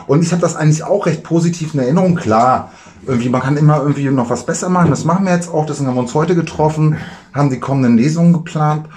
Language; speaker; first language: German; native; German